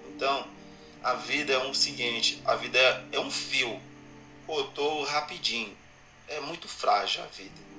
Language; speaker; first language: Portuguese; non-native, fluent; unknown